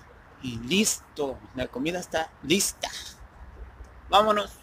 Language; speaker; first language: Spanish; early bilingual, heritage; Spanish